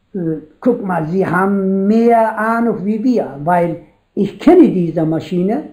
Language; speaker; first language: German; non-native, learner; Turkish